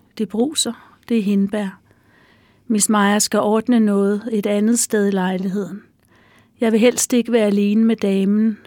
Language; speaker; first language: Danish; native; Danish